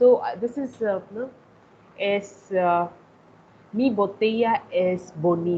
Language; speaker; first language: Spanish; non-native, fluent; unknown